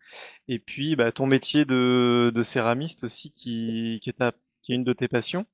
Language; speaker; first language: French; native; French